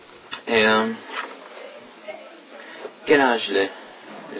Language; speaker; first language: French; non-native, learner; English